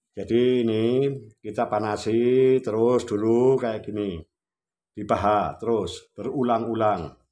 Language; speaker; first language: Indonesian; non-native, local second language; Javanese